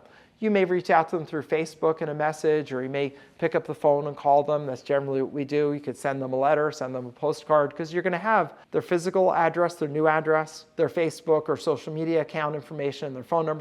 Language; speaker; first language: English; native; English